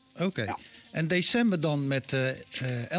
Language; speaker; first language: Dutch; native; Dutch